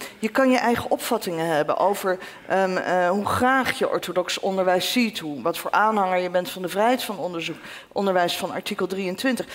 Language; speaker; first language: Dutch; native; Dutch